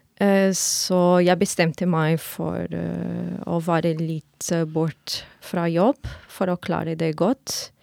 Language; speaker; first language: Norwegian; non-native, fluent; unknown